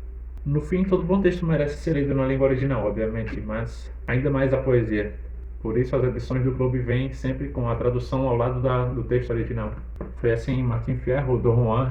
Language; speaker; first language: Portuguese; native; Portuguese